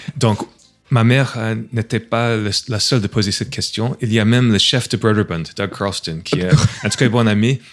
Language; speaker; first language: French; non-native, fluent; English